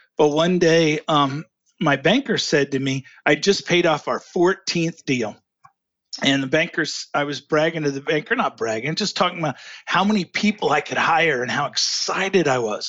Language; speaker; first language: English; native; English